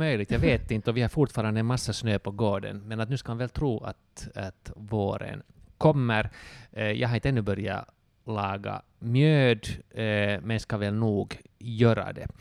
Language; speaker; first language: Swedish; native; Swedish